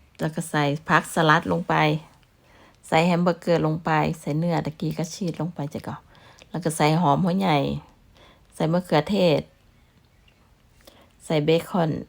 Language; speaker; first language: Thai; non-native, local second language; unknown